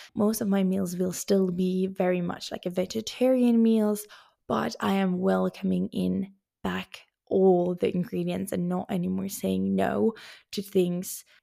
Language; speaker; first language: English; non-native, fluent; Finnish